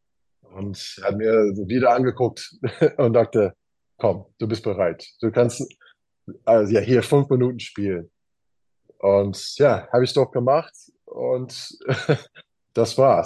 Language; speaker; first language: German; non-native, fluent; English